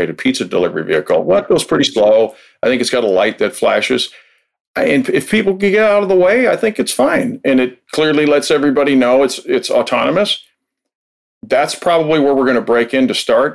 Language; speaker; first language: English; native; English